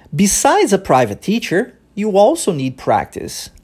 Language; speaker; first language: English; early bilingual, other home language; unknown